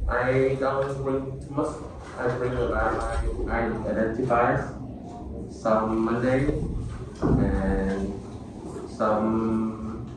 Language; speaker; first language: English; non-native, learner; Vietnamese